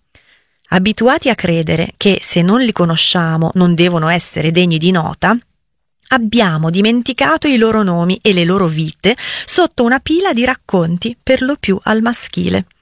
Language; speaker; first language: Italian; native; Italian